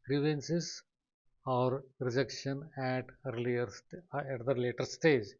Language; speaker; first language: English; non-native, local second language; Kannada